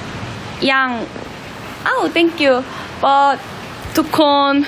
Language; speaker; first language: English; non-native, learner; Korean